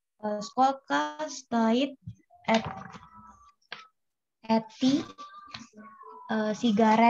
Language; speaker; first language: Russian; non-native, learner; Indonesian